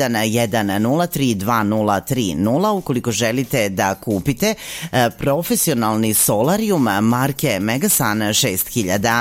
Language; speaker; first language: Serbian; native; Serbian